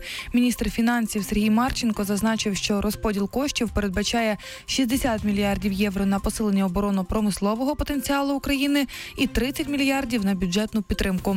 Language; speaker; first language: Ukrainian; native; Ukrainian